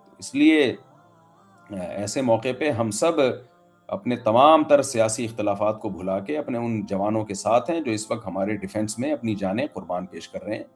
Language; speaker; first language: Urdu; native; Urdu